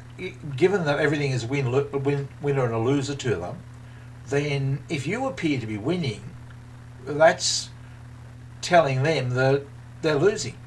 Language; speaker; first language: English; native; English